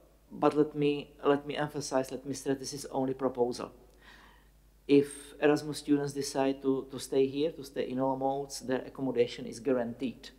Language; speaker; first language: English; non-native, fluent; Czech